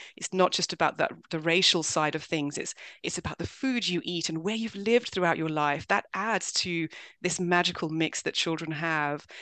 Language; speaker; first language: English; native; English